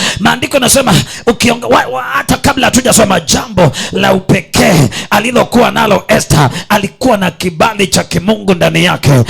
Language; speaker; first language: Swahili; non-native, local second language; Kamba